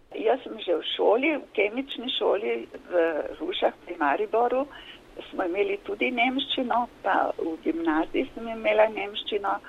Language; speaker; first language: Slovenian; native; Slovenian